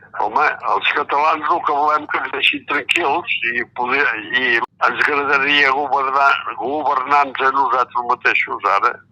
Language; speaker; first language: Catalan; native; Catalan